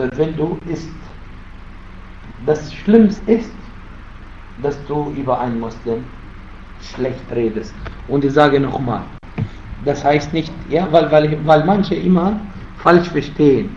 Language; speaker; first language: German; non-native, fluent; Arabic